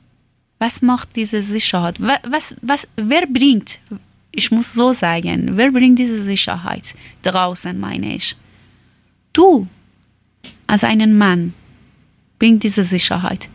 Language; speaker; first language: German; non-native, learner; Persian